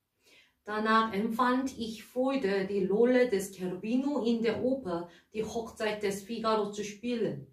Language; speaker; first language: German; non-native, learner; Korean